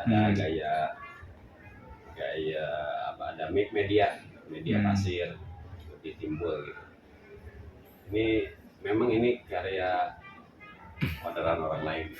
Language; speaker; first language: Indonesian; non-native, local second language; Sundanese